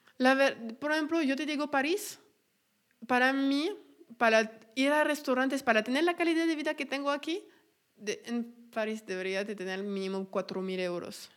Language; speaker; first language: Spanish; non-native, fluent; French